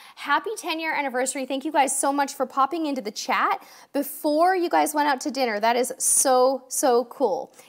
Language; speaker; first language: English; native; English